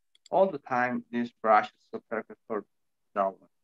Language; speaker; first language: English; non-native, learner; Spanish